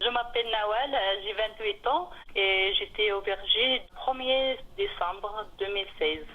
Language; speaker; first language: French; non-native, learner; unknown